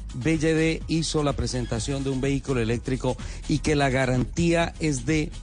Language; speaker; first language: Spanish; native; Spanish